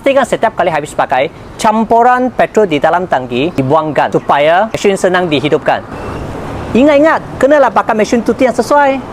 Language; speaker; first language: Malay; native; Malay